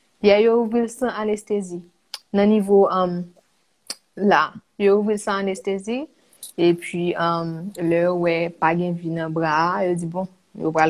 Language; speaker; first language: French; non-native, local second language; Haitian Creole